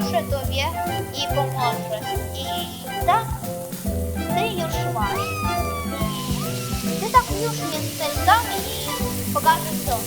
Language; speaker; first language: Polish; non-native, learner; Ukrainian